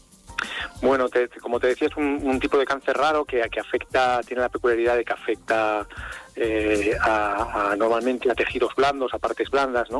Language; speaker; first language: Spanish; native; Spanish